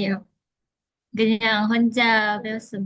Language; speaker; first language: Korean; non-native, learner; Indonesian